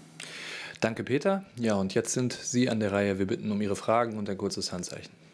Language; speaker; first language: German; native; German